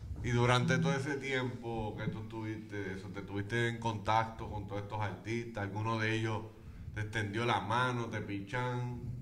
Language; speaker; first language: Spanish; early bilingual, heritage; Spanish